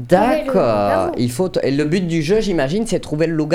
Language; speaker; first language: French; native; French